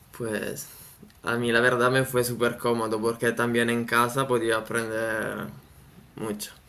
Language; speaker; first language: Spanish; non-native, fluent; Italian